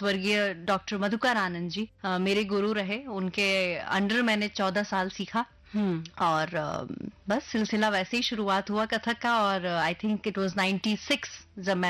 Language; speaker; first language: Hindi; native; Hindi